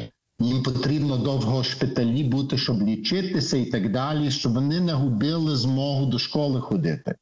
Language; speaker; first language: Ukrainian; early bilingual, heritage; Ukrainian